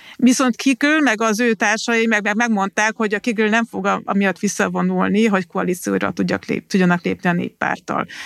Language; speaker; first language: Hungarian; early bilingual, heritage; Hungarian